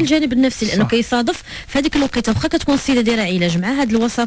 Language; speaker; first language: Arabic; native; Arabic